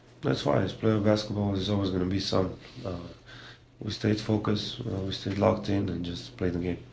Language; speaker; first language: English; non-native, fluent; Slovenian